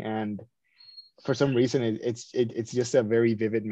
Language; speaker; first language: English; non-native, fluent; Spanish